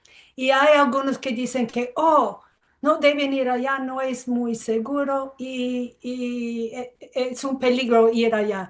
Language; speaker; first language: Spanish; non-native, fluent; English